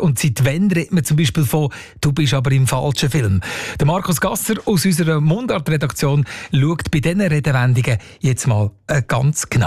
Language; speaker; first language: German; native; German